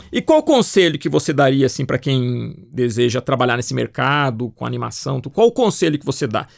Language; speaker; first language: Portuguese; native; Portuguese